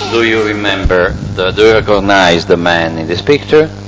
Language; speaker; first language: English; non-native, fluent; Italian